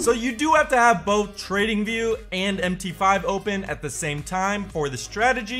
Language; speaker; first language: English; native; English